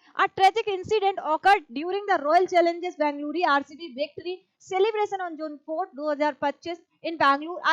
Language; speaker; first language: English; non-native, local second language; Hindi